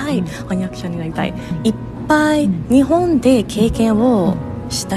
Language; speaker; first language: Japanese; non-native, learner; English